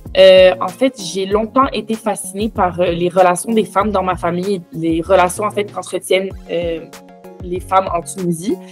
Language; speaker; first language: French; early bilingual, other home language; Arabic